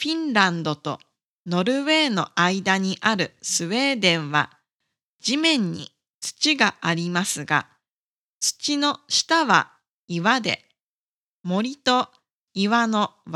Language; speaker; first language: Japanese; native; Japanese